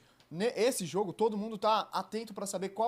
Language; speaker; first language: Portuguese; native; Portuguese